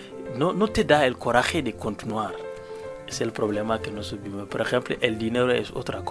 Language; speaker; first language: Spanish; non-native, learner; Wolof